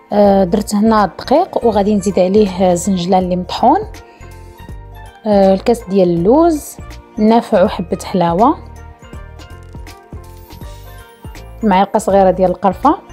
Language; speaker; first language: Arabic; native; Arabic